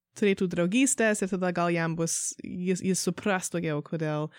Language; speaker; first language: Lithuanian; early bilingual, heritage; Lithuanian